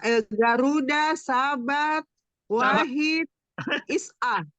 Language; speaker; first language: Arabic; non-native, learner; Indonesian